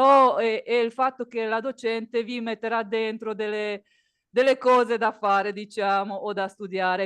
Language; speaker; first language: Italian; native; Italian